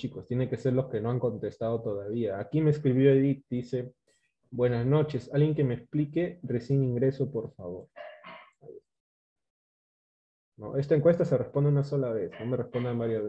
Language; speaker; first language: Spanish; native; Spanish